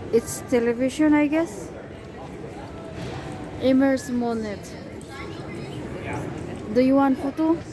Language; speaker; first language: English; non-native, fluent; Filipino